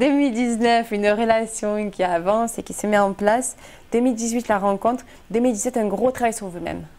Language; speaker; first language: French; native; French